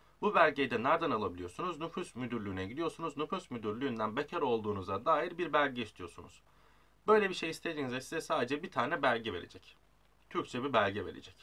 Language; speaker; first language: Turkish; native; Turkish